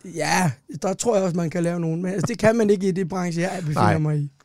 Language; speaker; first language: Danish; early bilingual, other home language; Turkish